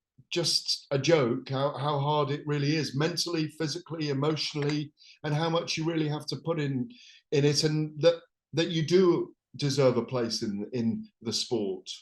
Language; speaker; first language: English; native; English